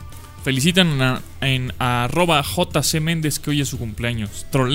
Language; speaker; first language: Spanish; native; Spanish